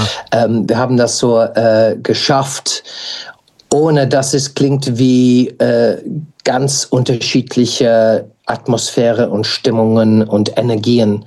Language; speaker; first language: German; non-native, fluent; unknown